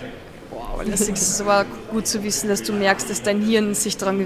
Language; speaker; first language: German; native; German